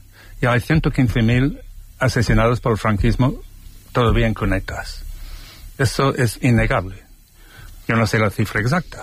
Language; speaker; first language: Spanish; non-native, fluent; English